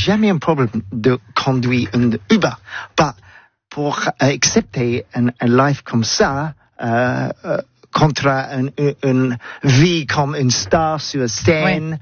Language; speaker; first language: French; non-native, learner; English